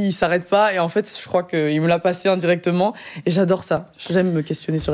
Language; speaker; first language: French; native; French